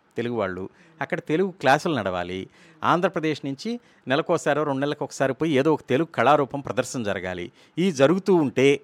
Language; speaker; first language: Telugu; native; Telugu